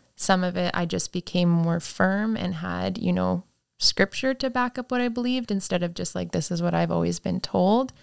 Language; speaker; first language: English; native; English